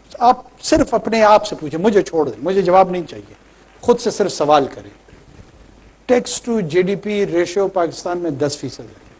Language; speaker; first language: Urdu; non-native, local second language; Pashto